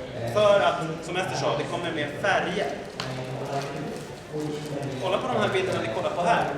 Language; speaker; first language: Swedish; native; Swedish